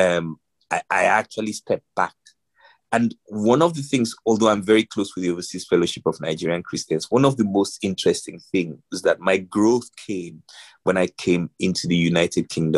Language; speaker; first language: English; non-native, local second language; Yoruba